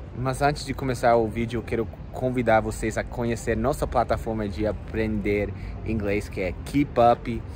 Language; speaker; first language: Portuguese; non-native, fluent; English